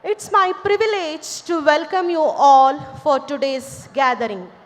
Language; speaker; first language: English; non-native, local second language; Kannada